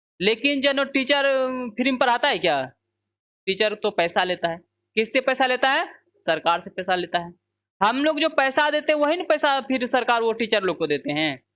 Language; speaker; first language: Hindi; native; Hindi